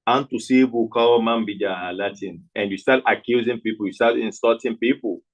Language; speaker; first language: English; non-native, local second language; Yoruba